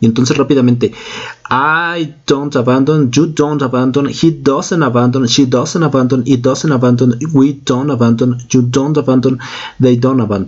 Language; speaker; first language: English; non-native, fluent; Spanish